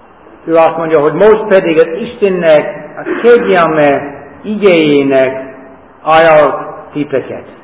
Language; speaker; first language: Hungarian; non-native, learner; English